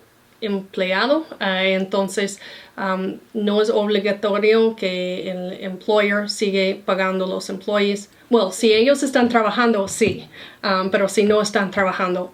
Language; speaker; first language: Spanish; non-native, fluent; English